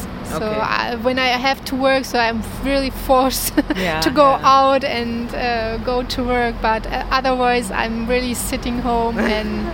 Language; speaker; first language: English; non-native, learner; Turkish